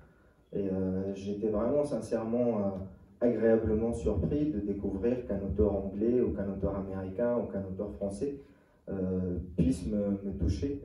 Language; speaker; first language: French; non-native, local second language; Arabic